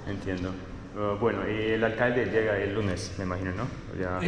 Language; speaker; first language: Spanish; non-native, fluent; Russian